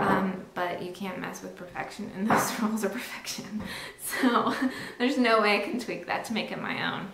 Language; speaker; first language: English; native; English